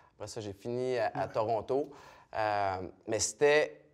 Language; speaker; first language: French; native; French